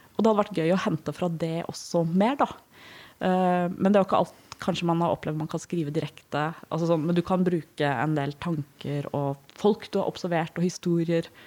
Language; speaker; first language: Norwegian; early bilingual, other home language; Danish